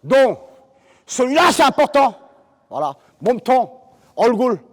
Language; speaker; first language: French; non-native, fluent; Korean